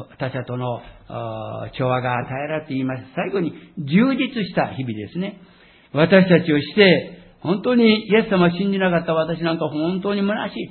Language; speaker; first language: Japanese; native; Japanese